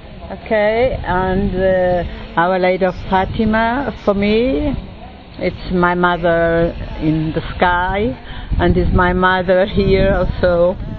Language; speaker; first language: English; non-native, fluent; Portuguese